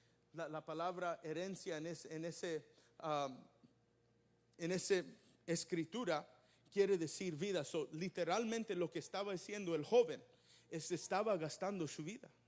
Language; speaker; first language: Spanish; early bilingual, heritage; Spanish